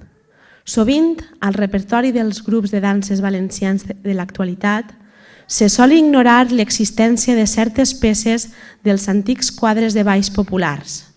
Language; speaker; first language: Catalan; native; Catalan